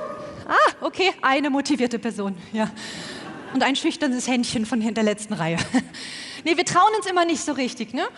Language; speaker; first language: German; native; German